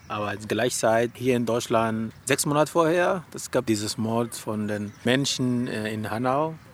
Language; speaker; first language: German; non-native, learner; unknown